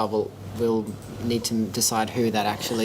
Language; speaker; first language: English; native; English